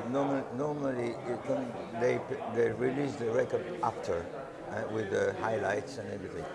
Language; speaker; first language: English; non-native, fluent; Italian